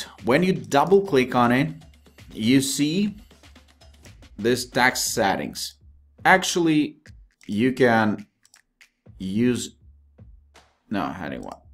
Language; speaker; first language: English; non-native, fluent; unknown